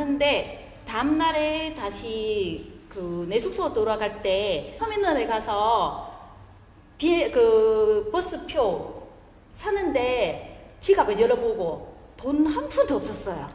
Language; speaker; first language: Korean; non-native, fluent; Vietnamese